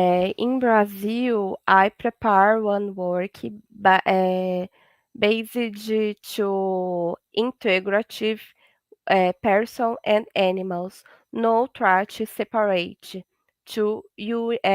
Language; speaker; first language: English; non-native, learner; Portuguese